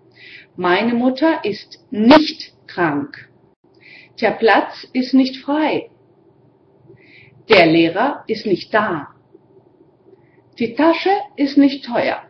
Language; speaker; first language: German; non-native, learner; Spanish